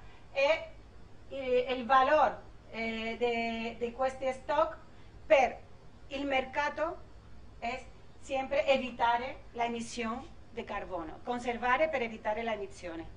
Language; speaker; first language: Italian; non-native, learner; Spanish